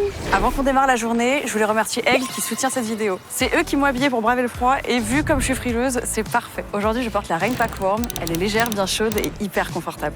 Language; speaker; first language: French; native; French